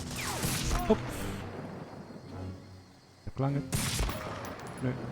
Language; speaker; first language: German; native; German